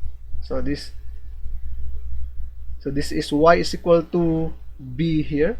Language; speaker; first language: English; non-native, local second language; Filipino